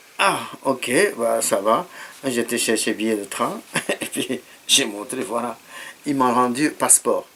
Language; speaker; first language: French; non-native, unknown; Japanese